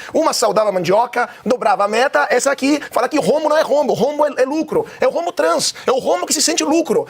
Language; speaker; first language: Portuguese; non-native, fluent; Italian